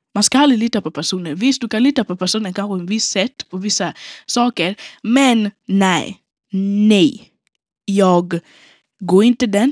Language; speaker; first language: Swedish; non-native, local second language; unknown